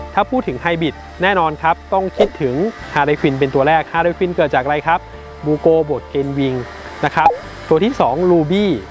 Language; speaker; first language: Thai; native; Thai